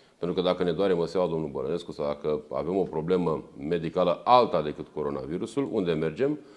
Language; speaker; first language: Romanian; native; Romanian